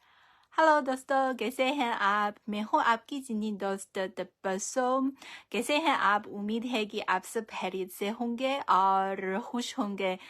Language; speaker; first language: Hindi; non-native, fluent; Chinese